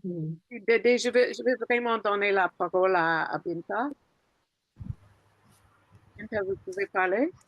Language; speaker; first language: French; non-native, fluent; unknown